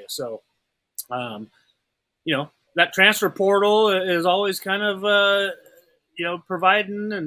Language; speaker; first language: English; native; English